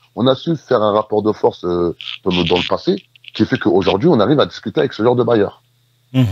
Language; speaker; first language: French; native; French